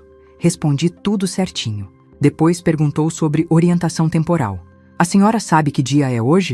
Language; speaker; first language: Portuguese; native; Portuguese